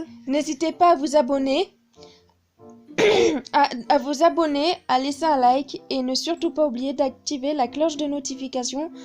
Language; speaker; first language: French; native; French